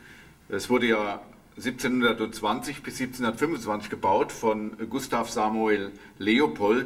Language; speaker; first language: German; native; German